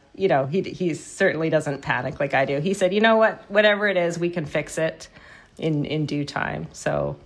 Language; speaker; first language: English; native; English